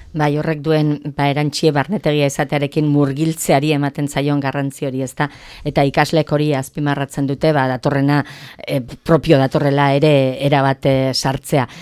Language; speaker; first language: Basque; native; Basque